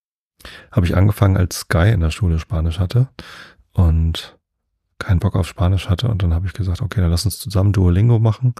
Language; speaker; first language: German; native; German